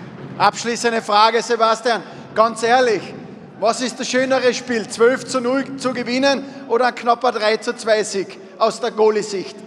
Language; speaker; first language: German; native; German